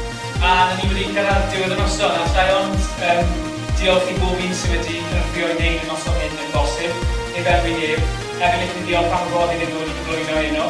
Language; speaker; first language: Welsh; native; Welsh